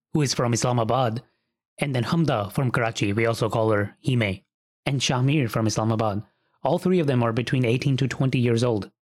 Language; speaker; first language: English; early bilingual, other home language; Punjabi